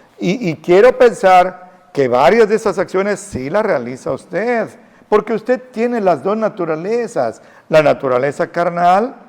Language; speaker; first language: Spanish; native; Spanish